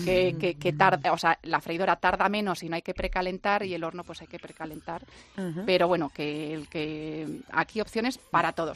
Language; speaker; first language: Spanish; native; Spanish